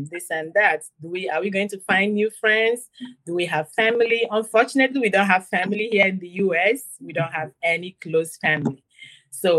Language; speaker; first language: English; non-native, local second language; Igbo